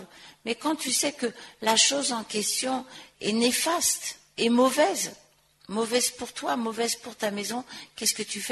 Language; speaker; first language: French; native; French